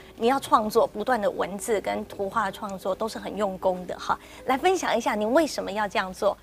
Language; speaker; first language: Chinese; native; Chinese